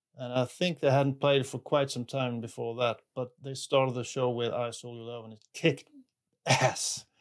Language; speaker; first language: English; non-native, fluent; Swedish